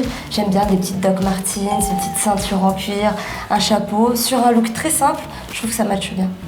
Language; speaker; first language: French; native; French